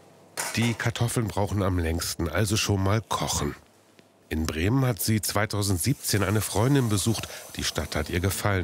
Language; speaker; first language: German; native; German